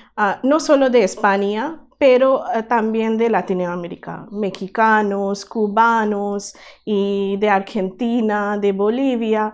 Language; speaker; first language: Spanish; non-native, learner; Bangla